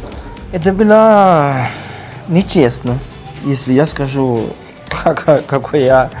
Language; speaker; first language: Russian; non-native, learner; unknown